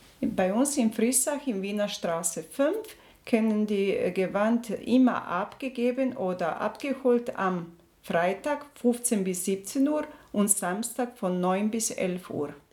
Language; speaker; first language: German; non-native, learner; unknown